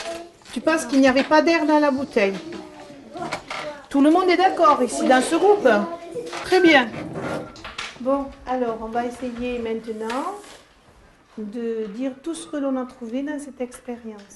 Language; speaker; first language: French; native; French